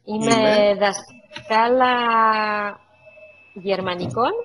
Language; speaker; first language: Greek; non-native, learner; Polish